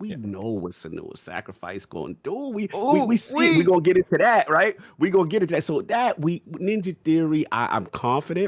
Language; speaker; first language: English; native; English